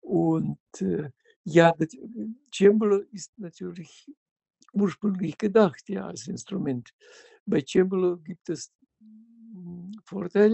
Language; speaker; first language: German; non-native, fluent; Russian